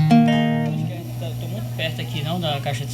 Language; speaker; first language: Portuguese; native; Portuguese